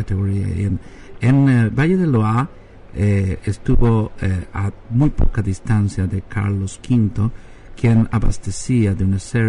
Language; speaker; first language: Spanish; non-native, learner; French